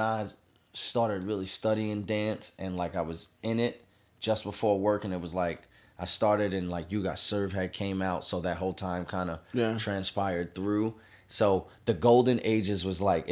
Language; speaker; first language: English; native; English